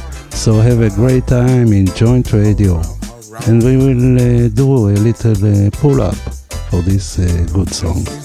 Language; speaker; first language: English; non-native, fluent; Hebrew